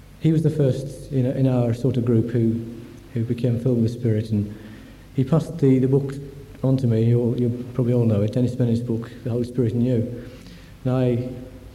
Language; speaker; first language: English; native; English